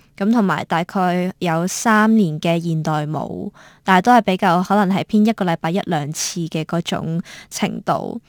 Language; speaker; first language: Cantonese; native; Cantonese